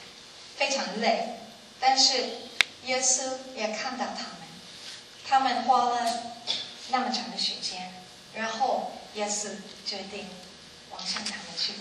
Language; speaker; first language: Chinese; non-native, learner; English